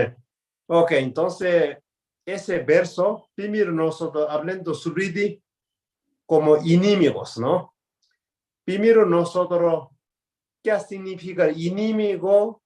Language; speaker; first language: Spanish; non-native, learner; Tibetan